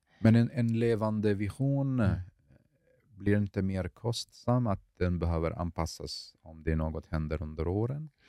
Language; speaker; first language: Swedish; early bilingual, other home language; Arabic